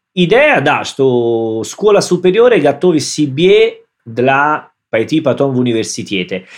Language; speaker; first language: Russian; non-native, learner; Italian